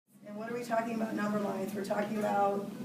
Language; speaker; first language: English; native; English